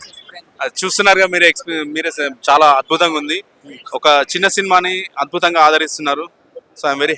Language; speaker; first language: Telugu; native; Telugu